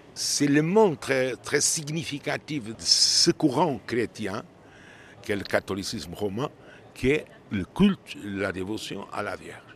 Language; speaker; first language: French; non-native, fluent; Portuguese